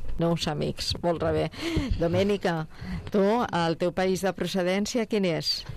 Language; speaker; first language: Catalan; native; Catalan